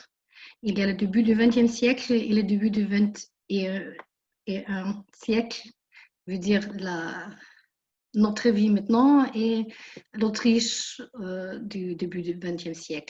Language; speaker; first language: French; non-native, fluent; German